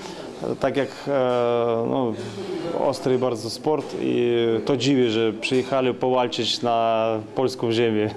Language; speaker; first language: Polish; non-native, learner; Ukrainian